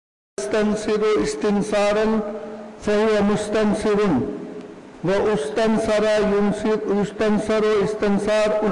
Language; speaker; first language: Arabic; non-native, fluent; Urdu